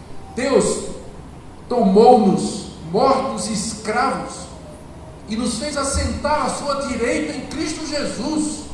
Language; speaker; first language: Portuguese; native; Portuguese